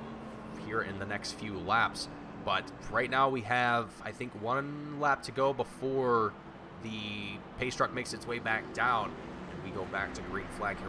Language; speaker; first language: English; native; English